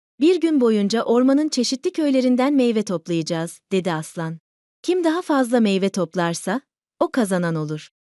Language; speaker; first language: Turkish; native; Turkish